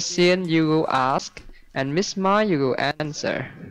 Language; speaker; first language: English; non-native, fluent; Vietnamese